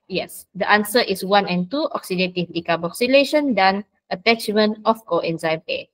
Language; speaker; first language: English; non-native, local second language; Malay